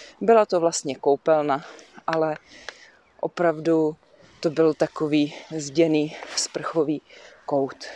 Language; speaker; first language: Czech; native; Czech